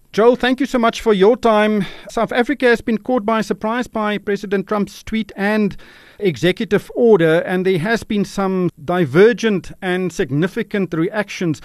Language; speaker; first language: English; non-native, local second language; Afrikaans